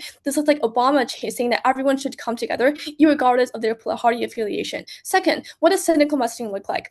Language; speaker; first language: English; non-native, fluent; Chinese